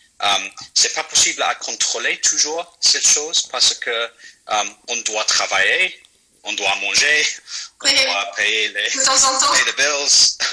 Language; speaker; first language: French; non-native, fluent; English